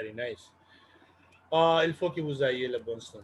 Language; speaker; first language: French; non-native, fluent; Urdu